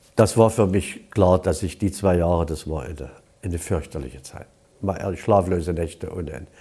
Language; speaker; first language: German; native; German